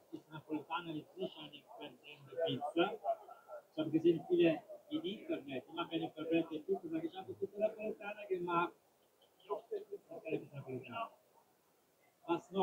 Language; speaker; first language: German; non-native, learner; Italian